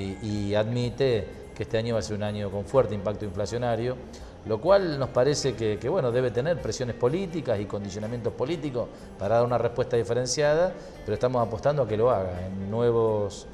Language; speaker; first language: Spanish; native; Spanish